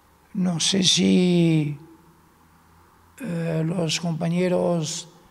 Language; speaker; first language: Spanish; non-native, fluent; Arabic